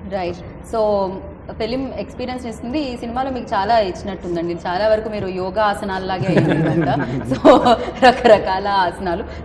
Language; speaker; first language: Telugu; native; Telugu